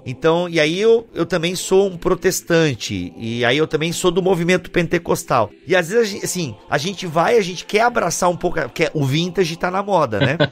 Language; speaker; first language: Portuguese; native; Portuguese